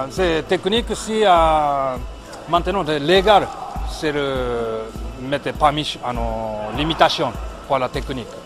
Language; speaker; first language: French; non-native, learner; Japanese